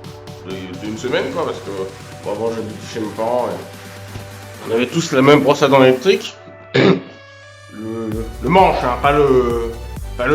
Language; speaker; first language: French; native; French